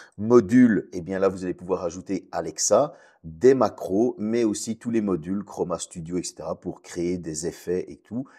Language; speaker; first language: French; native; French